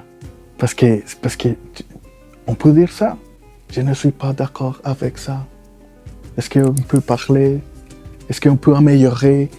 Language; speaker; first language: French; non-native, fluent; Spanish